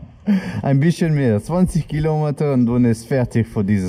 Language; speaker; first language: German; non-native, learner; English